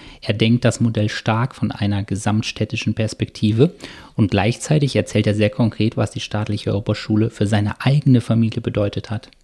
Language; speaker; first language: German; native; German